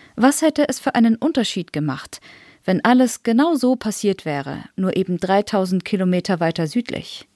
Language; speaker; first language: German; native; German